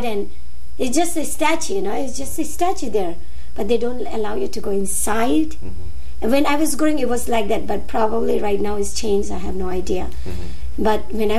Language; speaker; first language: English; non-native, local second language; Nepali